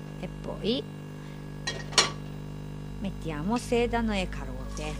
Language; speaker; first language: Italian; non-native, learner; Japanese